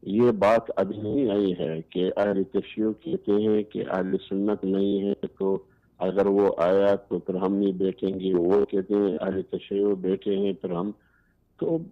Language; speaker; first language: Urdu; non-native, local second language; Pashto